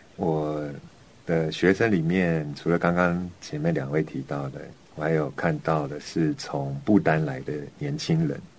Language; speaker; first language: Chinese; native; Chinese